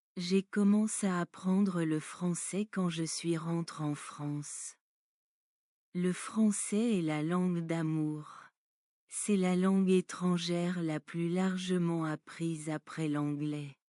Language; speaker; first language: French; non-native, learner; Bangla